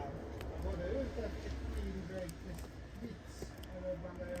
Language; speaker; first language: Swedish; native; Swedish